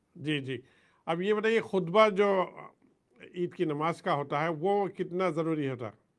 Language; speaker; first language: Urdu; native; Urdu